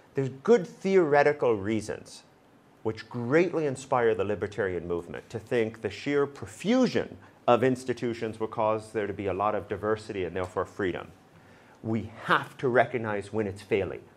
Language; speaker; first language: English; native; English